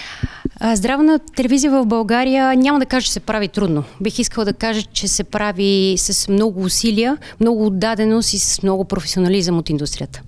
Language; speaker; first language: Bulgarian; native; Bulgarian